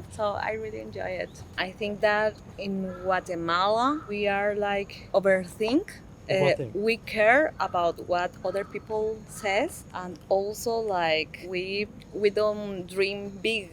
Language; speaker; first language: English; non-native, fluent; Spanish